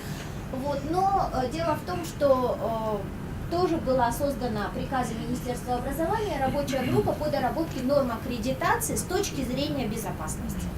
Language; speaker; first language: Russian; native; Russian